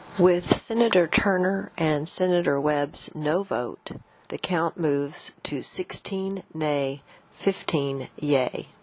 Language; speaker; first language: English; native; English